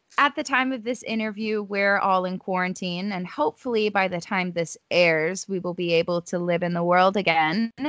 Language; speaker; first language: English; native; English